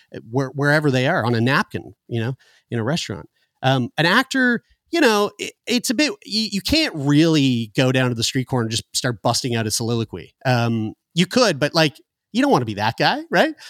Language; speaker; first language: English; native; English